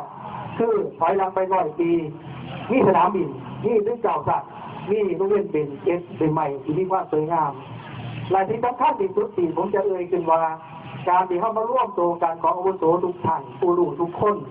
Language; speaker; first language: Thai; non-native, local second language; Lao